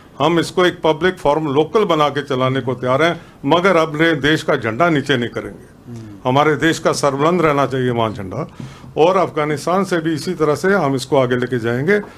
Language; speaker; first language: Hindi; early bilingual, heritage; Punjabi